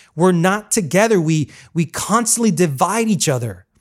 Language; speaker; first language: English; early bilingual, other home language; Spanish